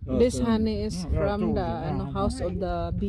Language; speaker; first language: English; non-native, local second language; Filipino